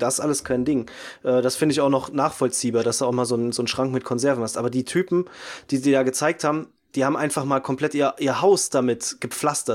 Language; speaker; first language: German; native; German